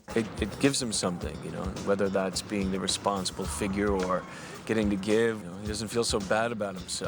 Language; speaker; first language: English; native; English